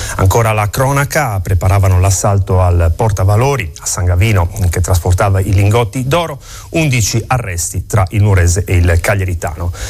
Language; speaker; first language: Italian; native; Italian